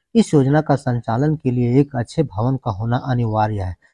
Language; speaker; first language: Hindi; native; Hindi